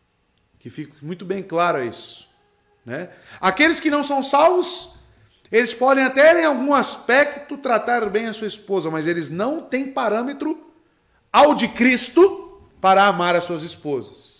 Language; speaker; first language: Portuguese; native; Portuguese